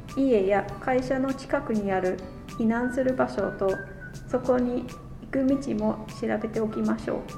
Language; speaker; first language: Japanese; non-native, fluent; English